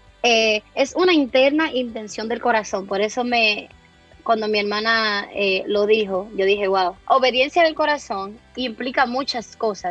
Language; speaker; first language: Spanish; early bilingual, heritage; Spanish